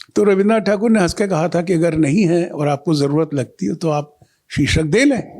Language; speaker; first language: Hindi; non-native, local second language; Bangla